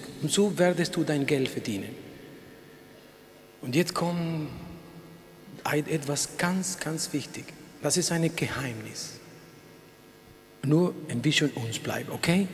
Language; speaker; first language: German; non-native, learner; Spanish